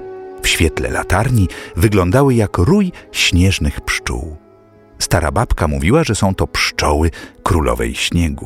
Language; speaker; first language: Polish; native; Polish